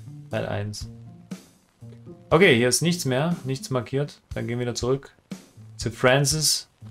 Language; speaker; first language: German; native; German